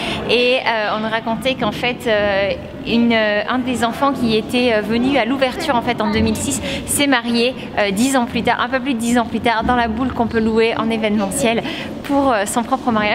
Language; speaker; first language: French; native; French